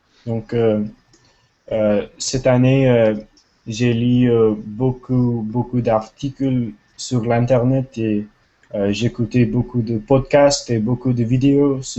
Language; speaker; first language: French; non-native, learner; English